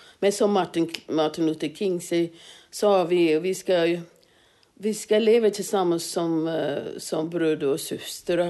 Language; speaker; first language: Swedish; non-native, fluent; English